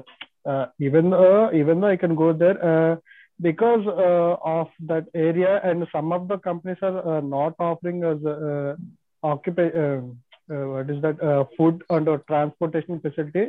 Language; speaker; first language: English; non-native, local second language; Telugu